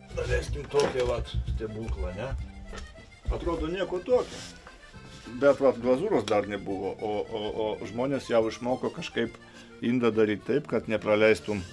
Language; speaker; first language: Lithuanian; non-native, local second language; Russian